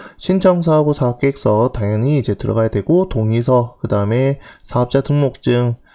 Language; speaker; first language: Korean; native; Korean